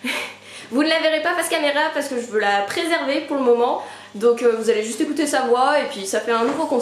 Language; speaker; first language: French; native; French